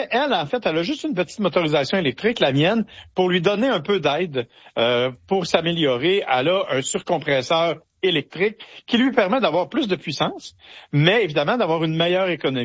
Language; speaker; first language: French; native; French